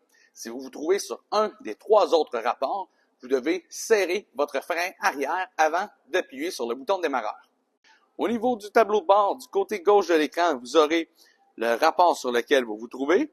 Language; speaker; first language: French; native; French